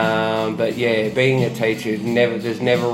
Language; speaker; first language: English; native; English